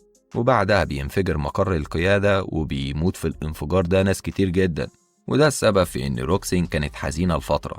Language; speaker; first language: Arabic; native; Arabic